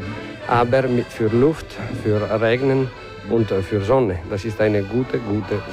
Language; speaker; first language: German; non-native, learner; Italian